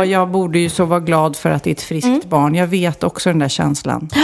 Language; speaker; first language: Swedish; native; Swedish